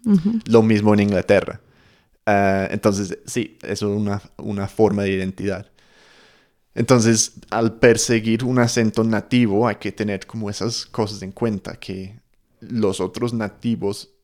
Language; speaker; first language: Spanish; non-native, fluent; English